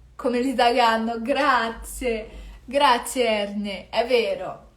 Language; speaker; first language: Italian; non-native, fluent; Portuguese